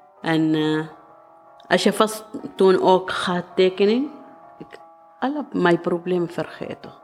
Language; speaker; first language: Dutch; non-native, learner; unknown